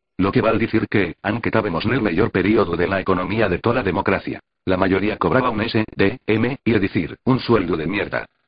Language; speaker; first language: Asturian; non-native, local second language; Spanish